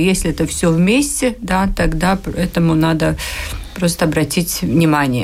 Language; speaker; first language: Russian; non-native, local second language; Latvian